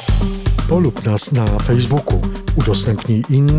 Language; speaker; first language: Polish; native; Polish